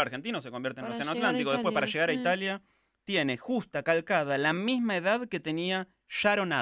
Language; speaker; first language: Spanish; native; Spanish